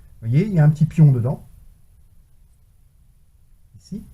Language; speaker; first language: French; native; French